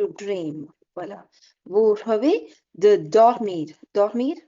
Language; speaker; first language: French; non-native, fluent; Hindi